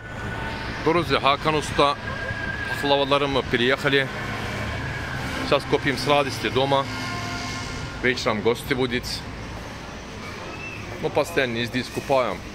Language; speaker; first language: Russian; non-native, learner; Turkish